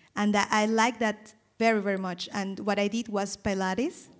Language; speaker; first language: English; non-native, fluent; Spanish